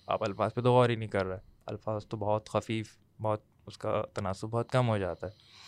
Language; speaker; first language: Urdu; native; Urdu